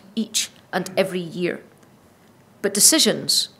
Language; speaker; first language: English; native; English